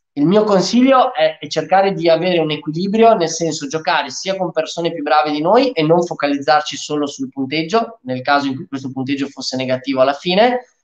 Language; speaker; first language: Italian; early bilingual, other home language; Romanian